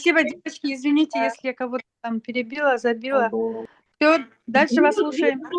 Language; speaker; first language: Russian; non-native, local second language; Kyrgyz